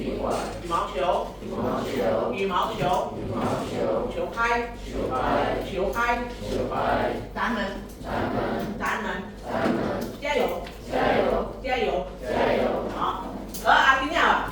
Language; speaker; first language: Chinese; non-native, fluent; Indonesian